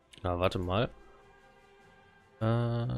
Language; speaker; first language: German; native; German